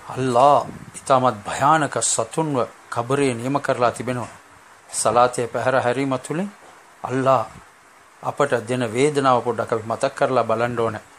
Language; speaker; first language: Sinhala; non-native, local second language; Tamil